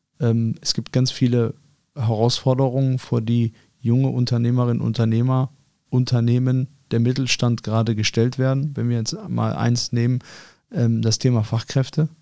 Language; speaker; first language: German; early bilingual, other home language; Arabic